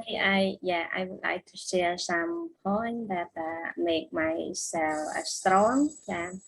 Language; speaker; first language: English; non-native, learner; Khmer